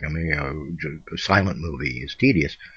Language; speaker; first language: English; native; English